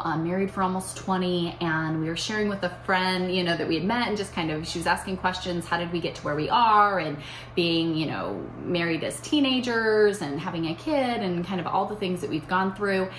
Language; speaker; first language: English; native; English